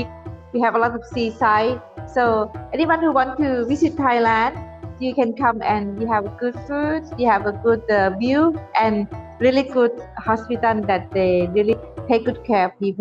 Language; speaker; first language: English; non-native, fluent; Thai